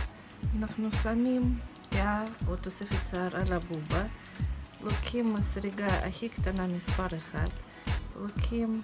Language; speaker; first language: Hebrew; non-native, fluent; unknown